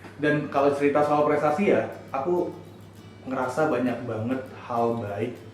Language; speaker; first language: Indonesian; native; Indonesian